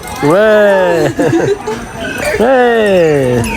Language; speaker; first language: French; native; French